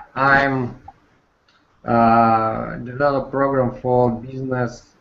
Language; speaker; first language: English; non-native, learner; Russian